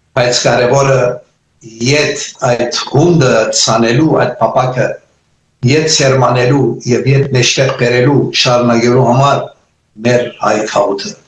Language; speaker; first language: Armenian; early bilingual, heritage; Armenian